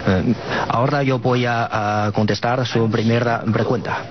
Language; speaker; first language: Spanish; non-native, fluent; Chinese